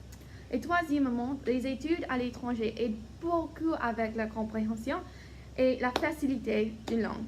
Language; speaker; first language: French; non-native, learner; English